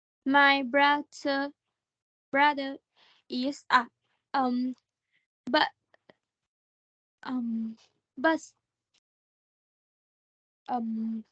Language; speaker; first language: English; non-native, learner; Thai